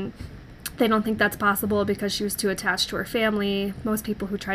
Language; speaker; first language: English; native; English